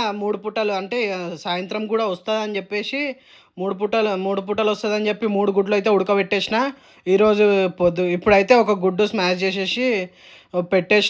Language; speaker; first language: Telugu; native; Telugu